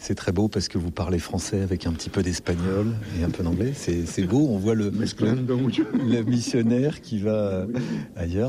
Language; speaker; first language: French; native; French